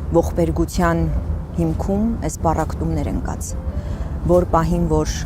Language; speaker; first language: Armenian; native; Armenian